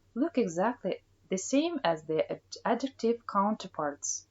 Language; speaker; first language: English; non-native, fluent; Kazakh